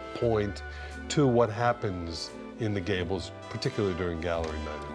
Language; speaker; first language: English; native; English